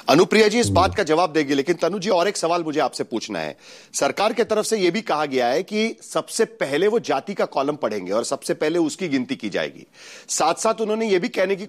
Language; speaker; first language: Hindi; non-native, local second language; Marathi